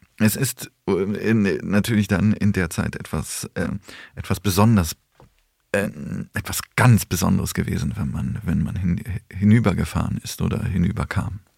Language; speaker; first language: German; early bilingual, other home language; Polish